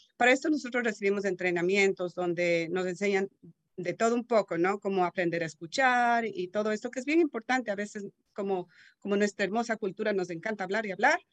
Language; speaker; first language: Spanish; native; Spanish